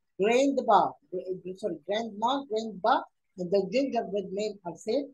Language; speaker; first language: English; non-native, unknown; Arabic